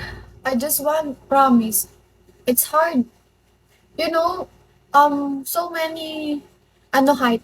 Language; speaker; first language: English; non-native, learner; Filipino